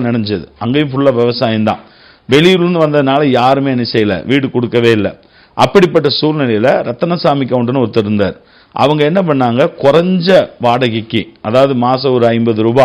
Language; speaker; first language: Tamil; native; Tamil